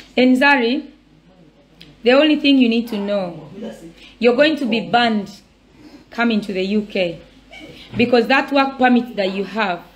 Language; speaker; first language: English; non-native, local second language; Swahili